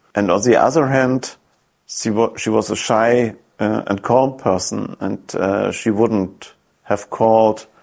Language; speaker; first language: English; non-native, fluent; German